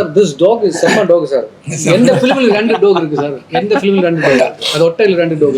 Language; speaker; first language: Tamil; non-native, learner; Malayalam